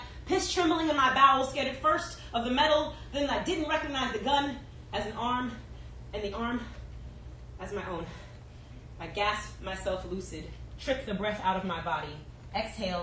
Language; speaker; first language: English; native; English